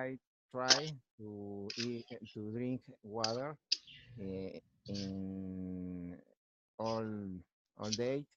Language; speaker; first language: English; non-native, learner; Spanish